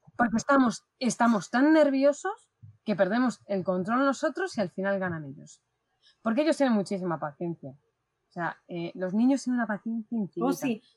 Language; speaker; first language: Spanish; native; Spanish